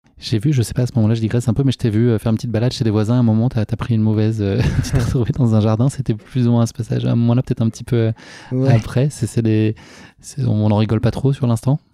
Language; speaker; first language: French; native; French